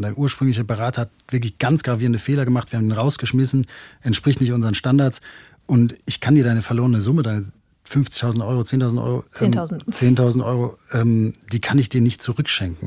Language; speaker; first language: German; native; German